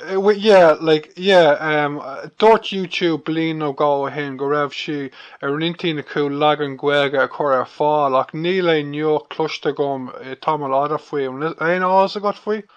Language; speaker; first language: Irish; non-native, local second language; English